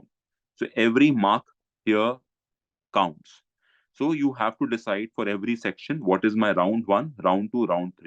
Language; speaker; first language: English; non-native, local second language; Hindi